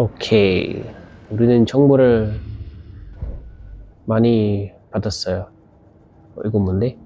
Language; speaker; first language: Korean; non-native, learner; Indonesian